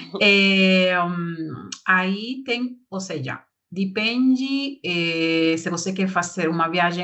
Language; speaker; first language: Portuguese; non-native, learner; Spanish